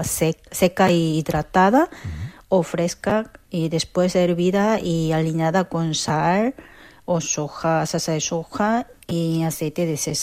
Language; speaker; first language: Spanish; non-native, fluent; Korean